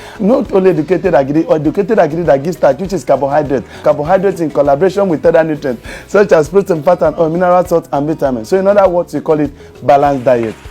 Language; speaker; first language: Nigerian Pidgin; non-native, local second language; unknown